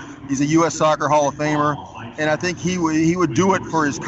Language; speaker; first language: English; native; English